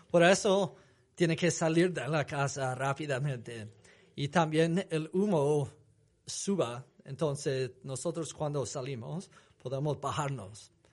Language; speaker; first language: Spanish; non-native, fluent; English